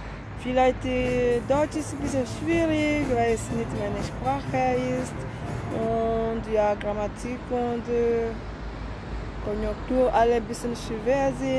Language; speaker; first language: German; non-native, learner; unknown